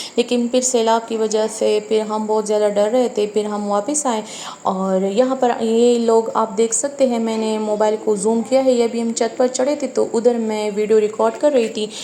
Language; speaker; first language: Urdu; non-native, local second language; Pashto